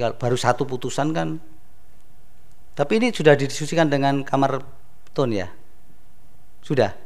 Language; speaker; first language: Indonesian; native; Indonesian